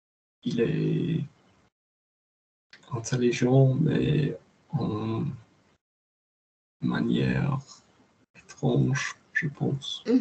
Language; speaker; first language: French; non-native, learner; English